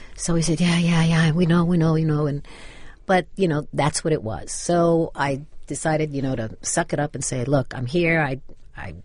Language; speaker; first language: English; native; English